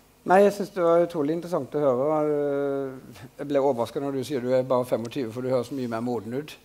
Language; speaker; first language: Norwegian; native; Norwegian